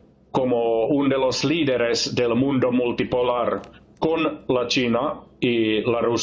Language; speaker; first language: Spanish; non-native, fluent; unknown